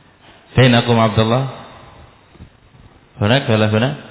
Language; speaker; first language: Arabic; non-native, fluent; Indonesian